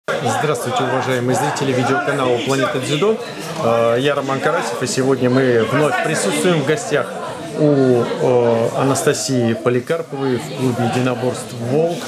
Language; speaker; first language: Russian; native; Russian